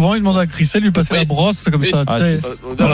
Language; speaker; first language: French; native; French